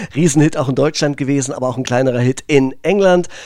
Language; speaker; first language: German; native; German